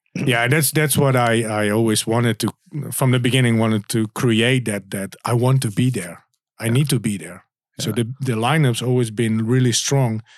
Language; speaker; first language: English; non-native, fluent; Dutch